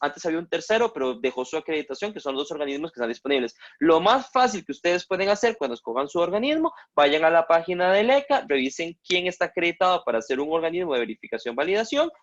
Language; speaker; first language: Spanish; native; Spanish